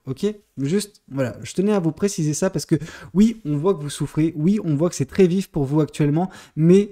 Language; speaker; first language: French; native; French